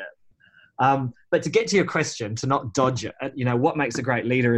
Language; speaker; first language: English; native; English